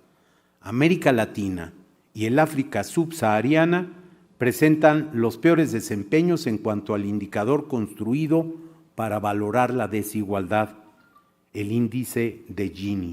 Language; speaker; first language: Spanish; native; Spanish